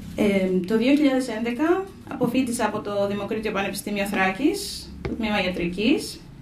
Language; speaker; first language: Greek; non-native, fluent; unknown